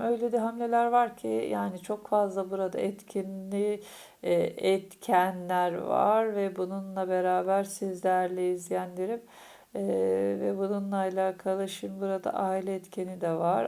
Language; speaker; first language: Turkish; native; Turkish